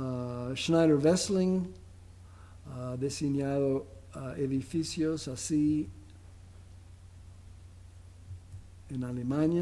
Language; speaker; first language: Spanish; non-native, fluent; English